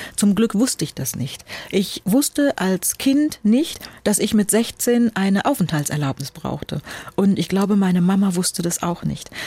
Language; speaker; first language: German; native; German